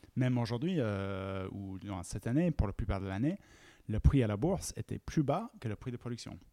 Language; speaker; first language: French; non-native, fluent; English